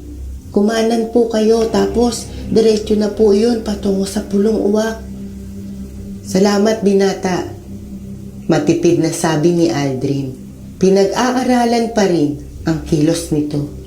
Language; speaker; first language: Filipino; native; Filipino